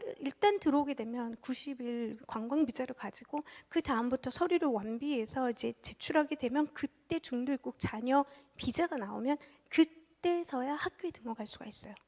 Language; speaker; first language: Korean; early bilingual, heritage; Korean